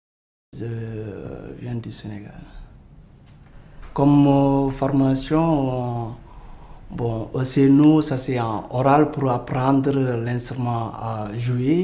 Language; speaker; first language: French; non-native, learner; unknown